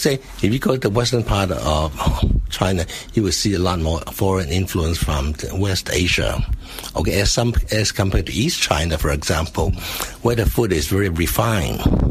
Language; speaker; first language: English; non-native, local second language; Cantonese